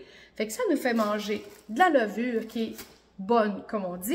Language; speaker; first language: French; native; French